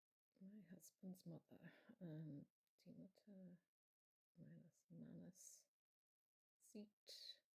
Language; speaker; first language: German; non-native, learner; English